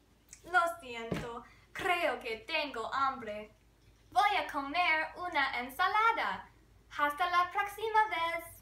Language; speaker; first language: Spanish; non-native, learner; English